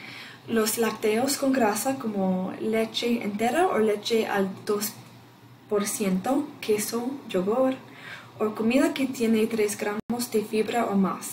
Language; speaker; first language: Spanish; non-native, fluent; English